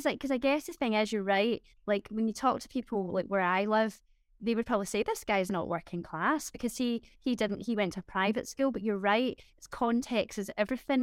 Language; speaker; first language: English; native; English